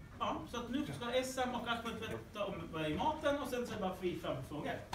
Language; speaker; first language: Swedish; native; Swedish